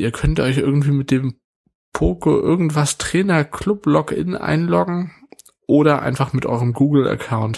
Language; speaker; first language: German; native; German